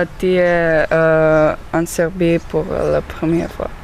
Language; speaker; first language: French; non-native, learner; Serbian